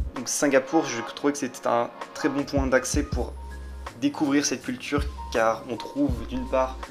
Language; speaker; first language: French; native; French